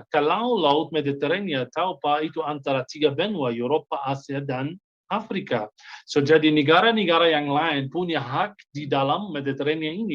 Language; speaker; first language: Indonesian; non-native, fluent; Hebrew